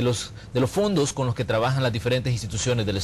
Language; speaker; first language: Spanish; native; Spanish